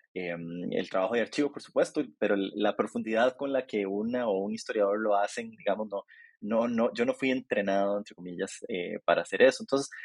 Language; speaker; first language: Spanish; native; Spanish